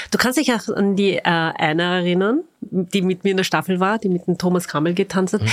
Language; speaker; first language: German; native; German